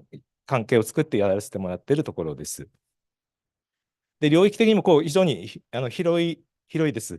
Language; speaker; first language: Japanese; native; Japanese